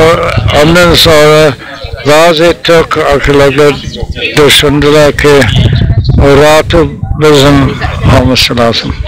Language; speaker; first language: Turkish; non-native, learner; English